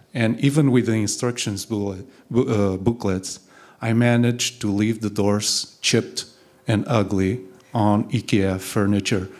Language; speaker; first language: English; non-native, fluent; Portuguese